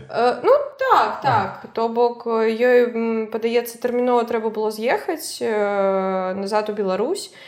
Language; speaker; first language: Belarusian; native; Belarusian